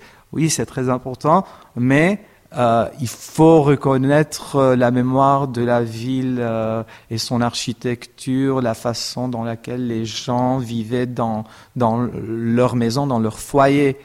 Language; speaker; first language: French; non-native, fluent; Armenian